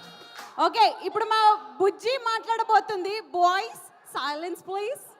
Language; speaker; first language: Telugu; native; Telugu